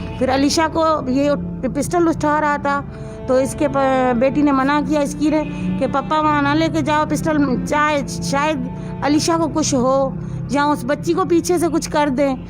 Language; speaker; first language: Urdu; non-native, local second language; Sindhi